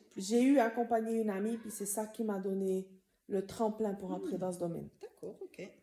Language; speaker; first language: French; native; French